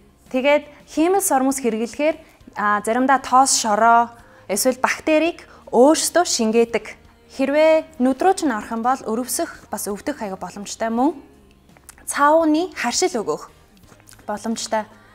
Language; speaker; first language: Mongolian; non-native, fluent; English